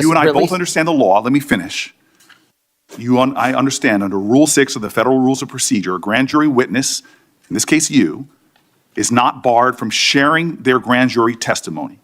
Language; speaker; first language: English; native; English